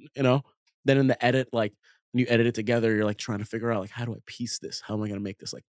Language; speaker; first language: English; early bilingual, other home language; Arabic